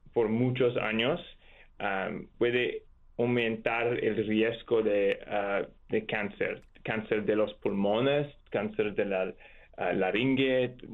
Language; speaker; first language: Spanish; non-native, learner; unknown